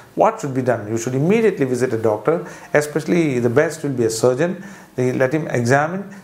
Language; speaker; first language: English; non-native, local second language; Malayalam